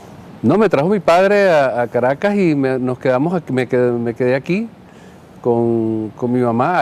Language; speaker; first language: Spanish; native; Spanish